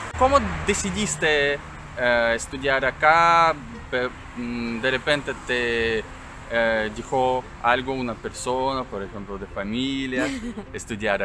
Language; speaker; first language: Spanish; non-native, learner; Russian